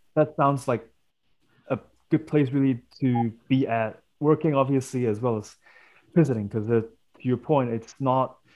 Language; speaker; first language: English; non-native, local second language; Cantonese